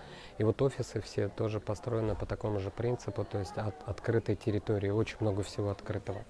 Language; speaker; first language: Russian; native; Russian